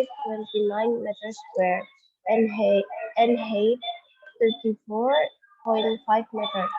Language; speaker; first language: English; non-native, learner; Indonesian